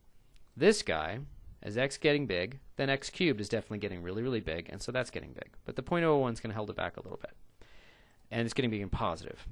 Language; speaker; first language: English; native; English